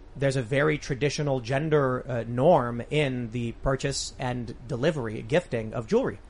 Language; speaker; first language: English; native; English